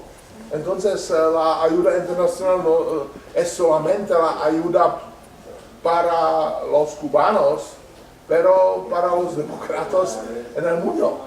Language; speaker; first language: Spanish; non-native, learner; Czech